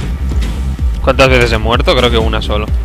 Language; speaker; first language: Spanish; native; Spanish